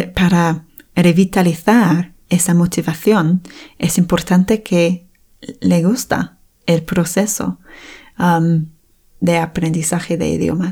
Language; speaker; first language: Spanish; non-native, fluent; English